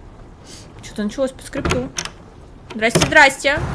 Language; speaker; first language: Russian; native; Russian